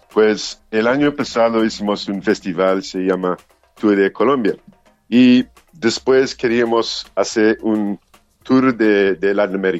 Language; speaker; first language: Spanish; non-native, learner; English